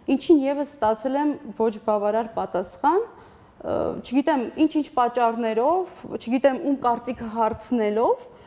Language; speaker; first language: Armenian; non-native, local second language; Assyrian Neo-Aramaic